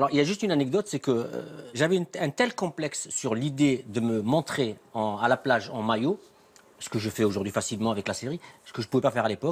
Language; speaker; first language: French; native; French